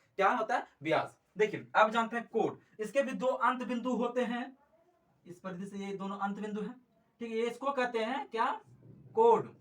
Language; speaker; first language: Hindi; native; Hindi